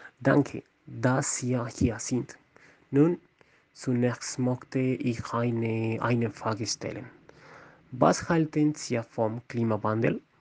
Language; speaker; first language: German; non-native, learner; Spanish